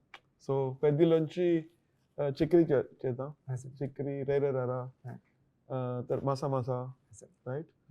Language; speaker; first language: Telugu; non-native, learner; Tamil